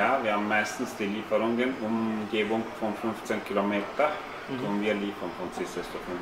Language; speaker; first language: German; early bilingual, other home language; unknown